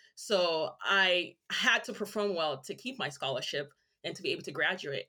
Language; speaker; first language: English; early bilingual, other home language; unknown